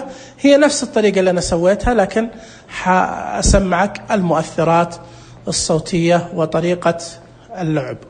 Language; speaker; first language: Arabic; native; Arabic